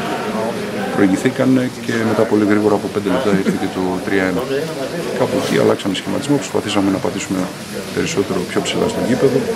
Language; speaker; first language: Greek; native; Greek